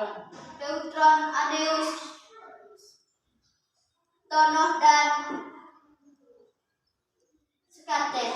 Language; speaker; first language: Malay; non-native, local second language; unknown